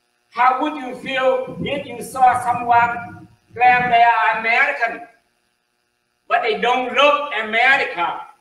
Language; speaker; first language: English; non-native, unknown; Vietnamese